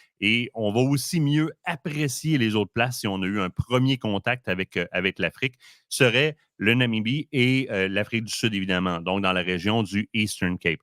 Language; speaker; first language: French; native; French